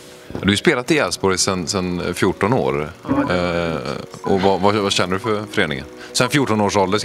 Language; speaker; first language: Swedish; native; Swedish